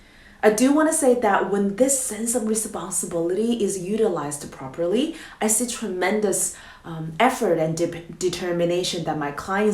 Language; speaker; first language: English; non-native, fluent; Chinese